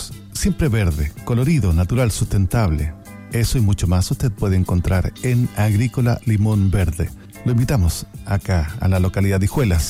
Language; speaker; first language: Spanish; native; Spanish